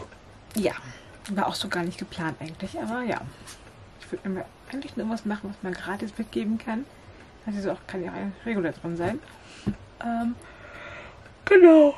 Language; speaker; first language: German; native; German